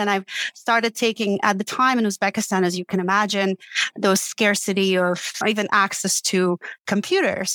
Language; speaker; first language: English; non-native, fluent; Uzbek